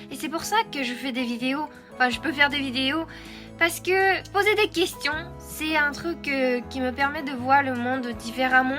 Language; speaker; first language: French; non-native, fluent; Japanese